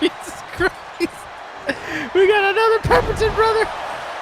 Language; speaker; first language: English; native; English